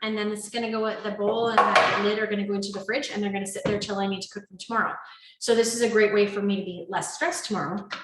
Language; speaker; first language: English; native; English